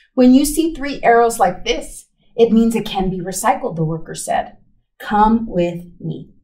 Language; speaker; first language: English; early bilingual, other home language; Spanish